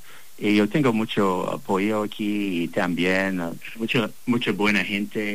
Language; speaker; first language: Spanish; non-native, learner; English